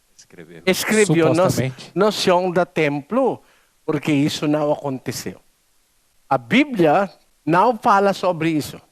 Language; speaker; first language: Portuguese; non-native, learner; Filipino